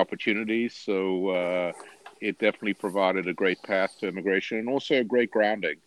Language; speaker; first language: English; native; English